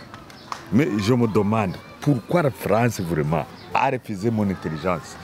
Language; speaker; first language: French; non-native, local second language; Kinyarwanda